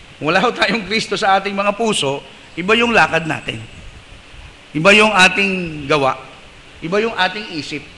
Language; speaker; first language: Filipino; non-native, local second language; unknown